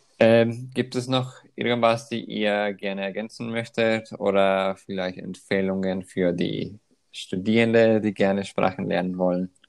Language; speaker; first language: German; non-native, fluent; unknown